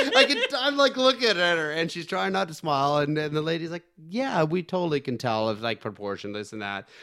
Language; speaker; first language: English; native; English